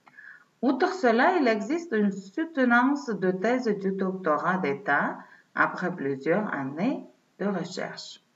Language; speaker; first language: French; non-native, fluent; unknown